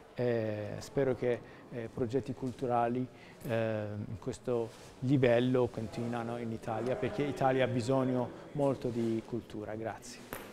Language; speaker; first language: Italian; non-native, fluent; Persian